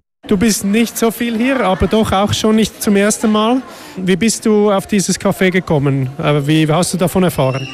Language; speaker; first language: German; native; German